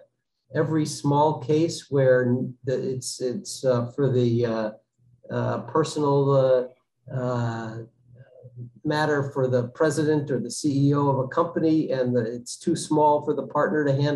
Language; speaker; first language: English; native; English